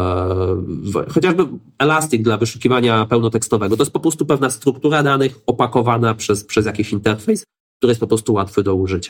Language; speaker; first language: Polish; native; Polish